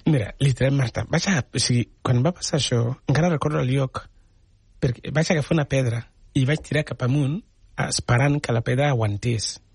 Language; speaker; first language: Catalan; non-native, fluent; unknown